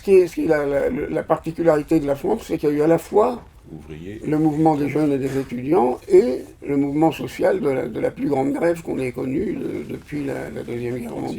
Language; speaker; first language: French; native; French